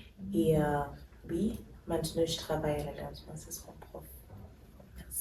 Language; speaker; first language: French; non-native, fluent; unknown